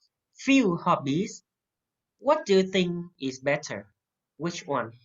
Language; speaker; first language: English; non-native, fluent; Vietnamese